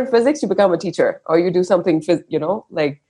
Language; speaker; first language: English; non-native, local second language; Hindi